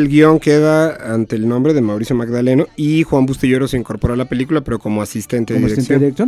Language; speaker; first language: Spanish; native; Spanish